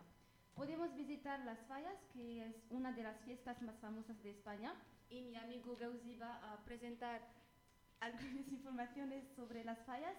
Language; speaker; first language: Spanish; non-native, learner; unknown